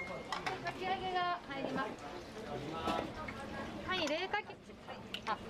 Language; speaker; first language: Japanese; native; Japanese